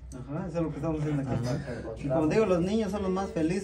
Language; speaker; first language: Spanish; native; Spanish